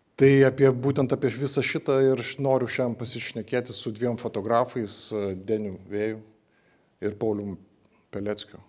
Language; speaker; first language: Lithuanian; native; Lithuanian